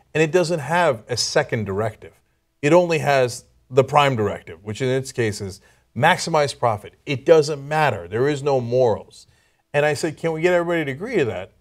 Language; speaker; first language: English; non-native, fluent; Turkish